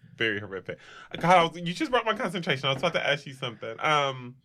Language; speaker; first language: English; native; English